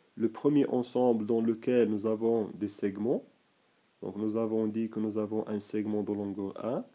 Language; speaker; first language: French; non-native, local second language; Arabic